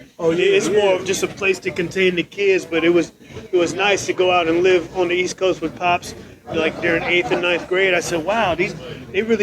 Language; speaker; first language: English; native; English